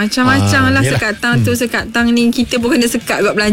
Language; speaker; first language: Malay; native; Malay